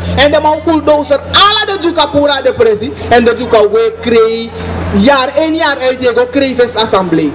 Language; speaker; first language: Dutch; non-native, local second language; Sranan Tongo